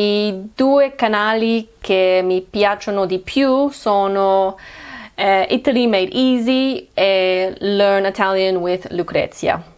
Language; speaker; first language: Italian; non-native, learner; English